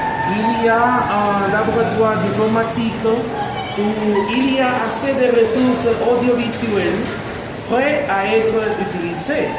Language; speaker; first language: French; non-native, fluent; Spanish